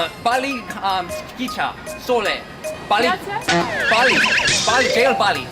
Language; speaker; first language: Korean; non-native, learner; English